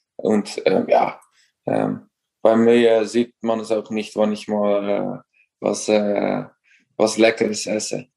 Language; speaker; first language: German; non-native, fluent; Dutch